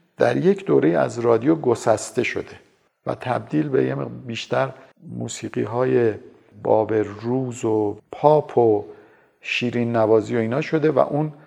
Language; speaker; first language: Persian; native; Persian